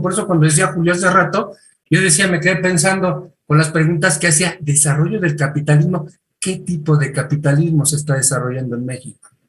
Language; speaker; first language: Spanish; native; Spanish